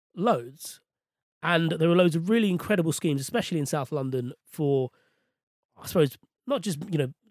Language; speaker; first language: English; native; English